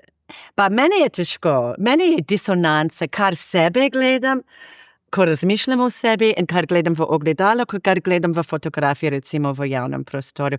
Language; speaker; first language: Slovenian; non-native, fluent; English